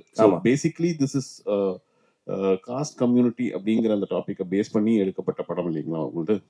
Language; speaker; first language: Tamil; native; Tamil